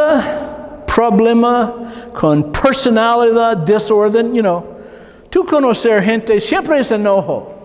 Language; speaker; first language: Spanish; non-native, learner; English